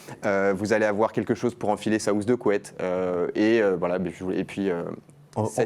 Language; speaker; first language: French; native; French